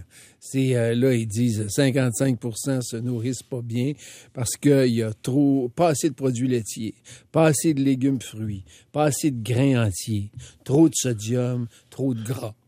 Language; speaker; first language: French; native; French